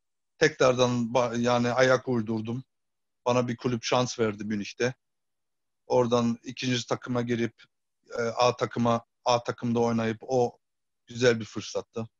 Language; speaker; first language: Turkish; early bilingual, heritage; Turkish